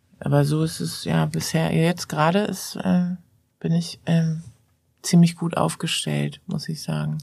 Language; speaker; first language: German; early bilingual, other home language; Persian